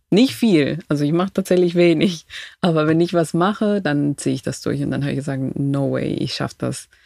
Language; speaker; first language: German; non-native, fluent; Spanish